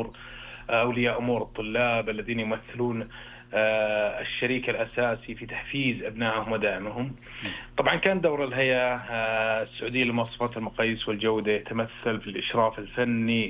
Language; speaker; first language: Arabic; native; Arabic